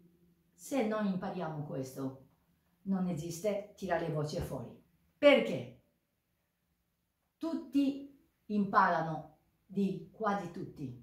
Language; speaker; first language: Italian; non-native, learner; Japanese